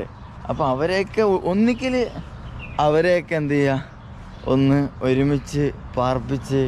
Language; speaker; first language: Malayalam; native; Malayalam